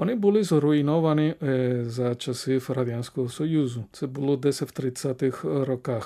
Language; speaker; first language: Ukrainian; non-native, fluent; Spanish